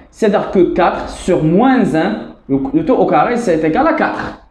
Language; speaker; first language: French; non-native, local second language; Arabic